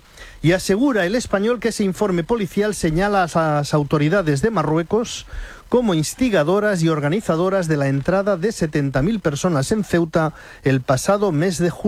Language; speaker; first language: Spanish; native; Spanish